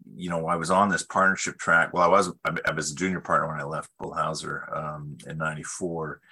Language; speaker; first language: English; native; English